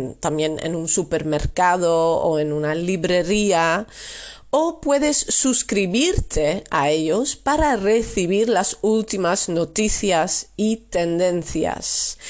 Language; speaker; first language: Spanish; non-native, fluent; Dutch